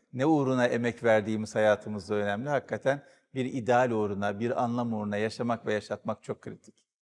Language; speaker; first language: Turkish; native; Turkish